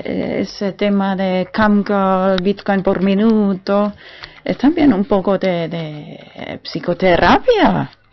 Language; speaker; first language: Spanish; non-native, fluent; German